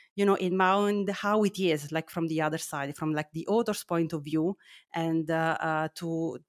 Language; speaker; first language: English; non-native, fluent; Italian